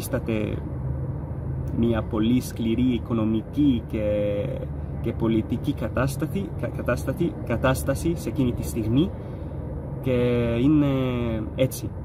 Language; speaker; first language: Greek; non-native, fluent; Arabic